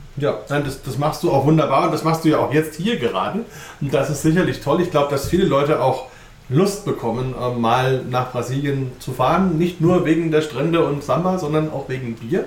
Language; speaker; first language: German; native; German